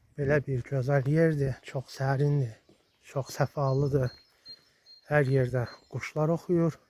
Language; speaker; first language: Azerbaijani; native; Azerbaijani